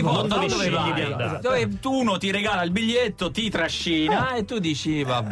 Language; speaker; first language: Italian; native; Italian